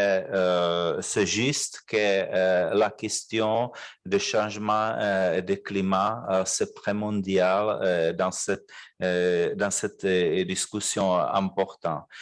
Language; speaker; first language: French; non-native, fluent; Czech